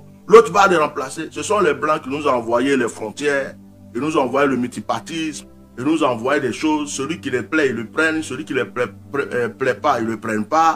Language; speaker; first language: French; non-native, local second language; Baoulé